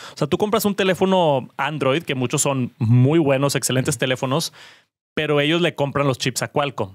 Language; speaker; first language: Spanish; native; Spanish